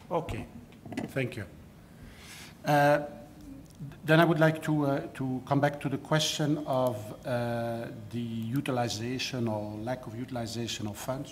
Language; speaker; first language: English; non-native, fluent; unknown